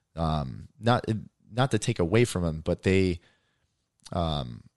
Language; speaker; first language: English; native; English